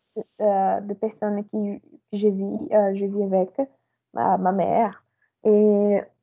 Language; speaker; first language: French; non-native, learner; Portuguese